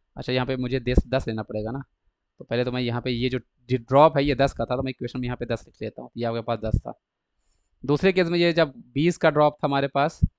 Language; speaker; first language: Hindi; native; Hindi